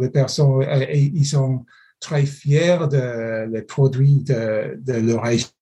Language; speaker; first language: French; non-native, fluent; English